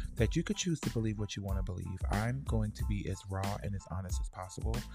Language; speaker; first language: English; native; English